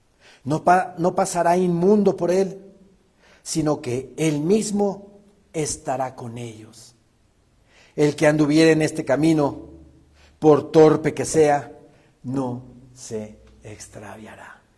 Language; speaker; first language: Spanish; native; Spanish